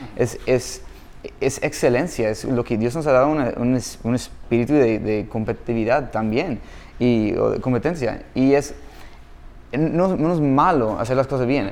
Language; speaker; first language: Spanish; non-native, fluent; English